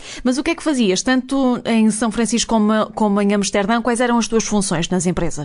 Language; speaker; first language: Portuguese; native; Portuguese